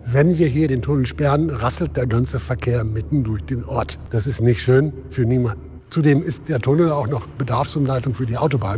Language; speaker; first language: German; native; German